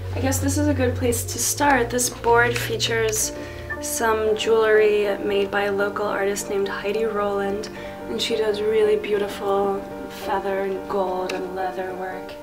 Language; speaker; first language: English; native; English